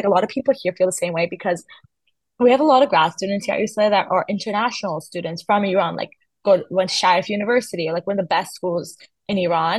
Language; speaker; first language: English; early bilingual, other home language; Persian